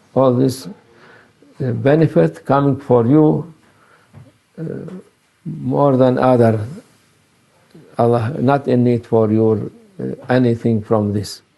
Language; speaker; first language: English; non-native, learner; Turkish